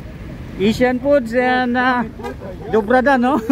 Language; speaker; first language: English; non-native, local second language; Filipino